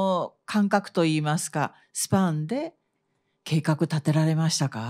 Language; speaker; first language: Japanese; native; Japanese